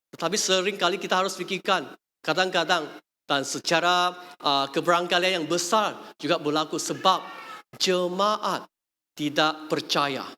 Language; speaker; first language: Malay; non-native, local second language; Chinese